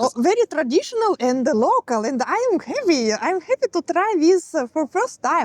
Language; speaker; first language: English; non-native, learner; Russian